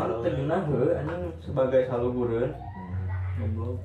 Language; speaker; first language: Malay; non-native, local second language; Sundanese